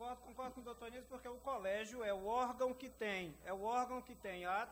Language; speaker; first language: Portuguese; native; Portuguese